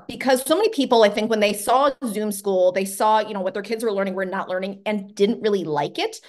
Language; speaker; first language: English; native; English